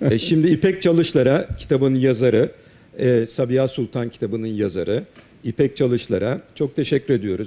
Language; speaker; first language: Turkish; native; Turkish